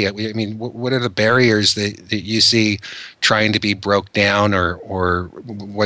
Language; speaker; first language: English; native; English